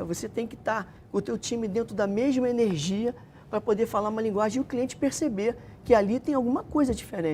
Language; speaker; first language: Portuguese; native; Portuguese